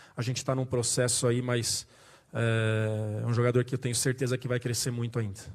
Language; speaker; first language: Portuguese; native; Portuguese